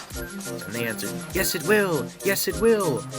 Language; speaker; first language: English; native; English